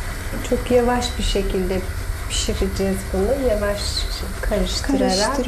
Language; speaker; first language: Turkish; native; Turkish